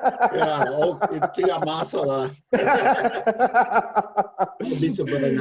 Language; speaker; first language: Indonesian; non-native, learner; English